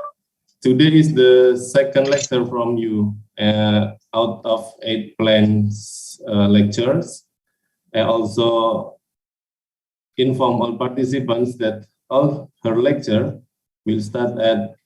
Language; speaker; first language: English; non-native, fluent; Indonesian